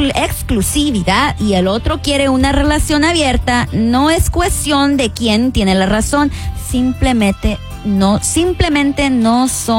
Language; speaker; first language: Spanish; early bilingual, heritage; Spanish